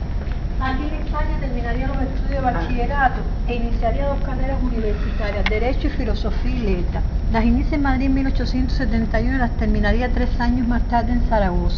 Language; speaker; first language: Spanish; native; Spanish